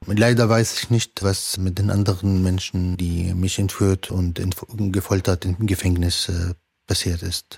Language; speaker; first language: German; non-native, fluent; Arabic